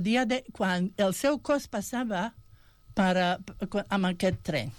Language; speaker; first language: Catalan; non-native, fluent; Bosnian